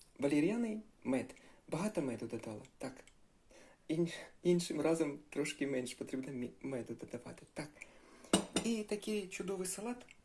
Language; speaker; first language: Ukrainian; non-native, local second language; Russian